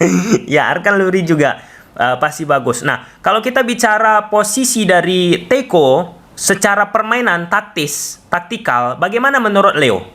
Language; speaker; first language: Indonesian; native; Indonesian